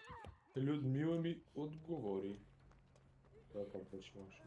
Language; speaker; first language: Bulgarian; native; Bulgarian